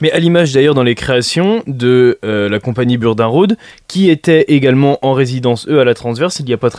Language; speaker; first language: French; native; French